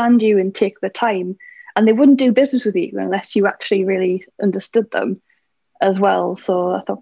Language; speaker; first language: English; native; English